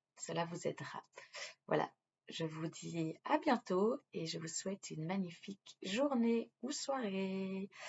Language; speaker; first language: French; native; French